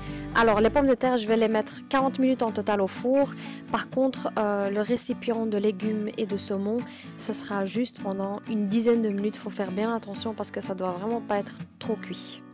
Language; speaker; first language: French; native; French